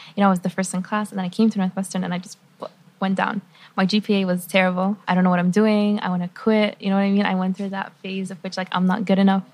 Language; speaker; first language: English; non-native, fluent; Arabic